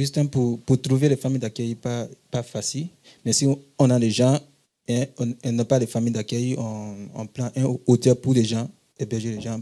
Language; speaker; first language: French; non-native, learner; English